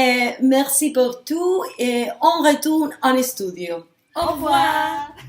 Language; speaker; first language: French; non-native, learner; Spanish